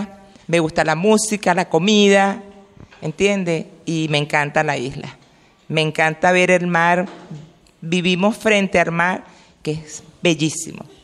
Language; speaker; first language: Spanish; non-native, learner; Italian